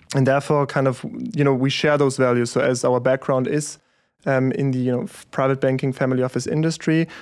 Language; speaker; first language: English; early bilingual, other home language; German